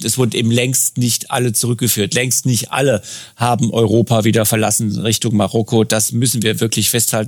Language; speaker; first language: German; native; German